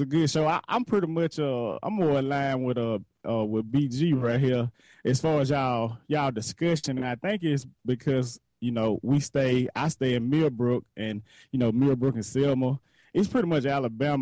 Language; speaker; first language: English; native; English